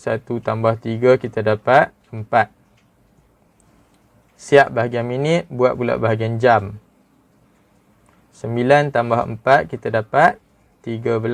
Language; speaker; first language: Malay; native; Malay